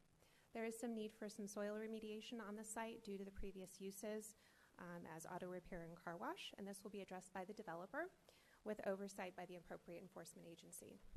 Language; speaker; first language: English; native; English